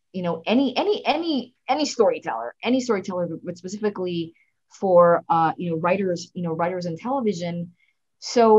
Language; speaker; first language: English; native; English